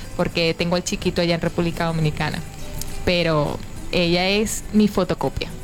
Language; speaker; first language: Spanish; native; Spanish